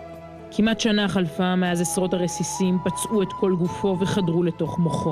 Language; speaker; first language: Hebrew; native; Hebrew